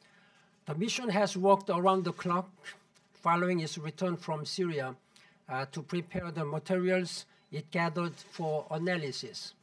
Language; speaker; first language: English; non-native, fluent; Korean